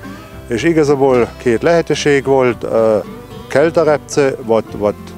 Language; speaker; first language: Hungarian; non-native, fluent; German